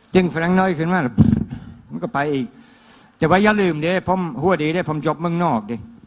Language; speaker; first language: Thai; non-native, fluent; English